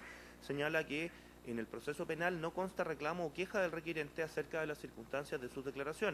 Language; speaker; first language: Spanish; native; Spanish